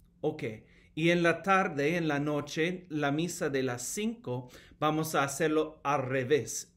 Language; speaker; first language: Spanish; non-native, fluent; English